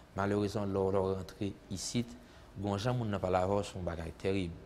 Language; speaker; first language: French; native; French